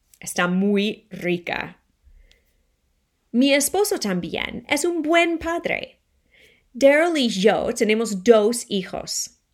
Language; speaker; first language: Spanish; non-native, fluent; English